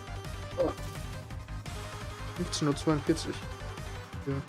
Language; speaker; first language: German; native; German